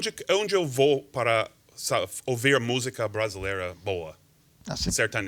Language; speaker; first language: Portuguese; non-native, fluent; English